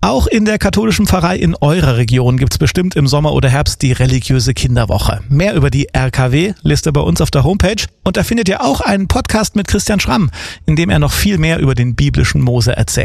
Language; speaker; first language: German; native; German